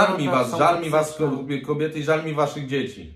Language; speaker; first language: Polish; native; Polish